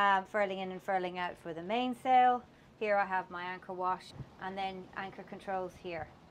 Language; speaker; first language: English; native; English